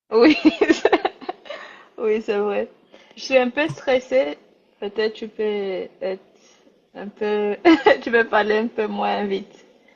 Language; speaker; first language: French; non-native, learner; Rundi